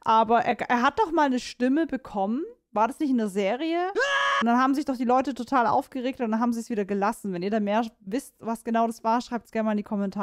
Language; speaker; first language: German; native; German